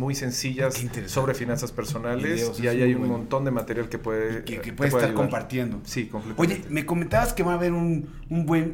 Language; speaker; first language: Spanish; native; Spanish